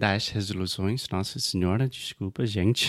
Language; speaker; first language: Portuguese; non-native, fluent; English